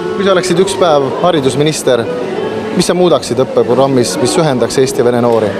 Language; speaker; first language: Estonian; native; Estonian